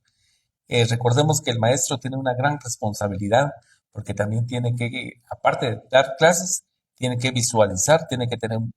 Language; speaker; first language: Spanish; native; Spanish